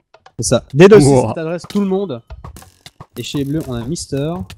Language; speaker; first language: French; native; French